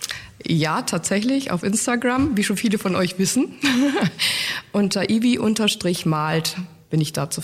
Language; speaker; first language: German; native; German